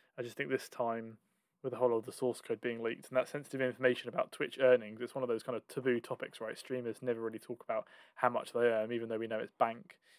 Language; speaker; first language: English; native; English